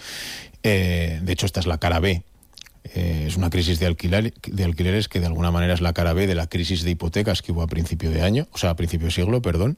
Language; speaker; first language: Spanish; native; Spanish